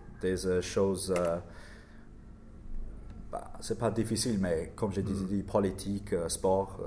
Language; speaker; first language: French; non-native, learner; English